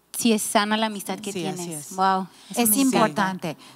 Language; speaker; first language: Spanish; non-native, fluent; English